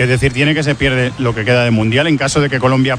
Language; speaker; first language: Spanish; native; Spanish